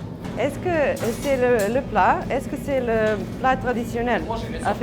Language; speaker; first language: French; non-native, learner; Serbian